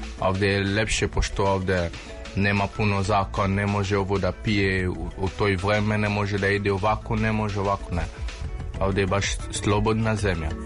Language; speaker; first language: Serbian; non-native, learner; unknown